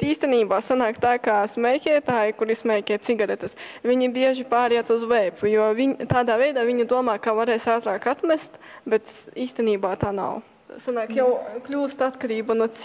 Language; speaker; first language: Latvian; native; Latvian